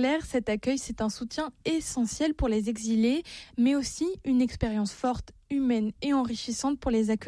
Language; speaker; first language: French; native; French